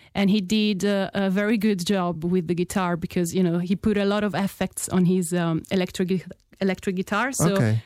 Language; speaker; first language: English; non-native, fluent; Italian